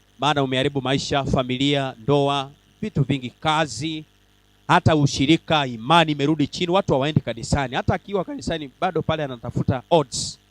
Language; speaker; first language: Swahili; non-native, local second language; Gusii